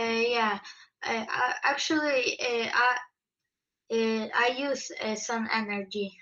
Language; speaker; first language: English; non-native, fluent; Polish